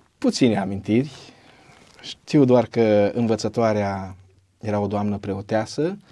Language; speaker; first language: Romanian; native; Romanian